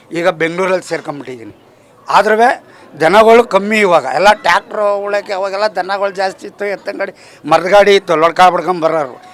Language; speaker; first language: Kannada; native; Kannada